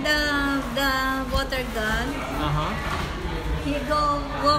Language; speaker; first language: English; non-native, local second language; Filipino